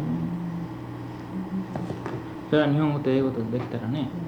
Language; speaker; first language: Japanese; early bilingual, heritage; Japanese